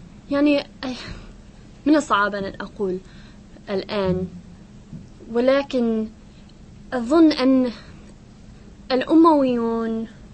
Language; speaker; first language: Arabic; non-native, fluent; English